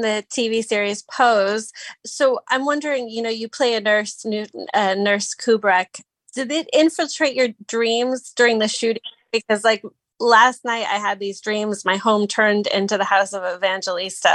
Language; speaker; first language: English; native; English